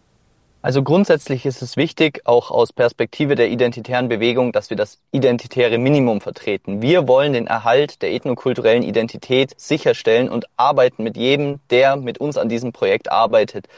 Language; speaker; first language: German; native; German